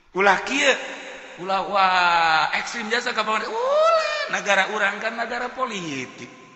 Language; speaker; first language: Sundanese; native; Sundanese